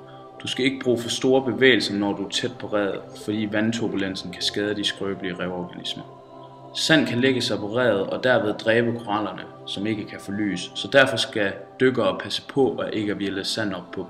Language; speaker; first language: Danish; native; Danish